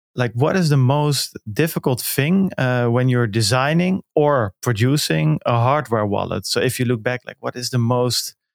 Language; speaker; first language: English; non-native, fluent; Dutch